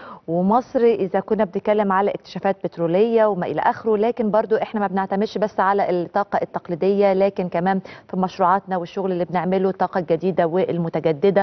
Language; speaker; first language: Arabic; native; Arabic